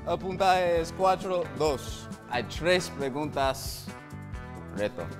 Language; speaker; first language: Spanish; non-native, learner; Dutch